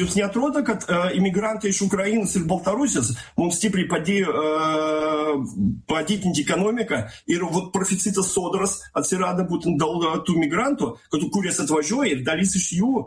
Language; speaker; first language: Lithuanian; non-native, local second language; Russian